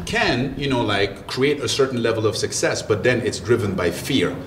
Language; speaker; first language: English; early bilingual, other home language; French